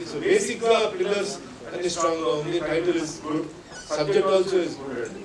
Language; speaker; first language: Telugu; non-native, fluent; Tulu